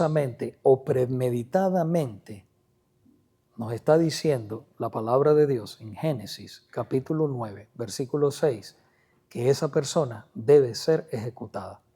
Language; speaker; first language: Spanish; native; Spanish